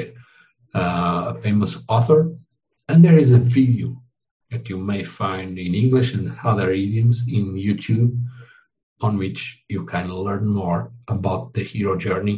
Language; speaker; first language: English; non-native, fluent; Portuguese